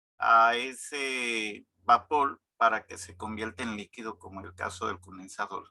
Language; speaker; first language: Spanish; native; Spanish